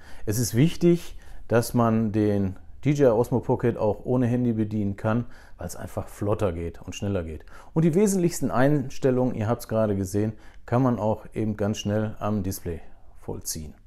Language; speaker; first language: German; native; German